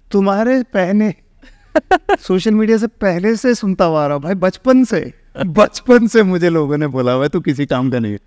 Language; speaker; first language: Hindi; native; Hindi